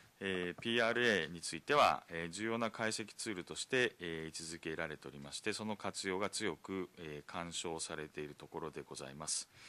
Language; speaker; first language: Japanese; native; Japanese